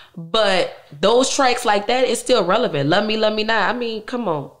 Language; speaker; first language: English; native; English